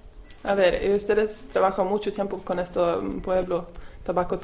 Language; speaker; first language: Spanish; non-native, learner; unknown